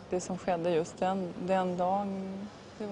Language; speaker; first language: Swedish; native; Swedish